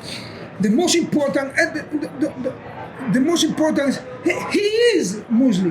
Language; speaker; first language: English; non-native, learner; Spanish